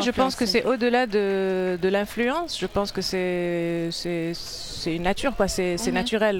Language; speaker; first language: French; non-native, local second language; Arabic